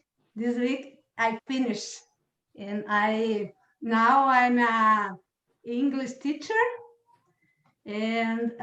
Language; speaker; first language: English; non-native, learner; Portuguese